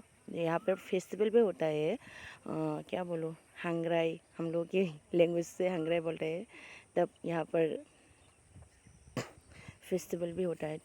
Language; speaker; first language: Hindi; non-native, local second language; Kok Borok